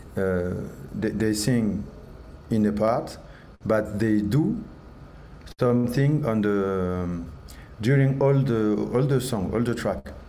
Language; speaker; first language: English; non-native, learner; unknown